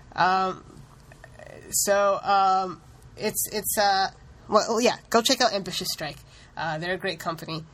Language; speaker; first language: English; early bilingual, other home language; Hindi